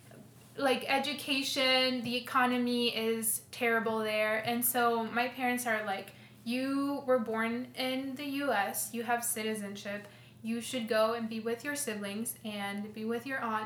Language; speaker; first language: English; early bilingual, other home language; Spanish